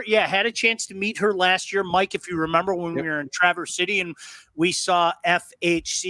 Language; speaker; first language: English; native; English